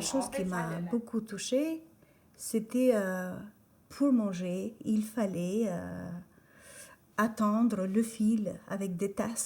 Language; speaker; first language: French; non-native, fluent; Albanian